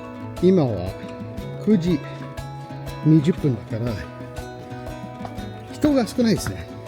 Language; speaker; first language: Japanese; non-native, fluent; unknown